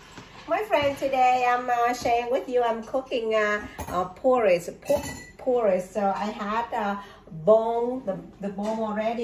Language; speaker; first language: English; non-native, learner; Vietnamese